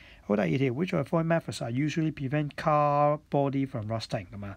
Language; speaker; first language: English; non-native, local second language; Cantonese